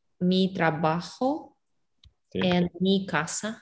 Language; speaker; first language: Spanish; non-native, learner; Russian